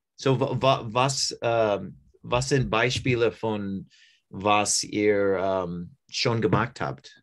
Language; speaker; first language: German; non-native, learner; English